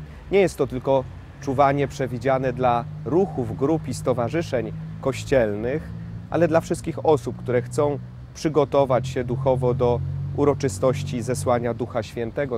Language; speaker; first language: Polish; native; Polish